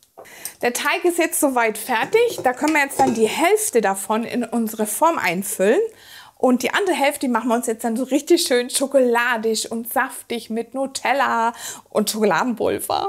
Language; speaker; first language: German; native; German